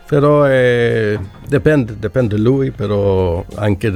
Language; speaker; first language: Italian; non-native, learner; Swedish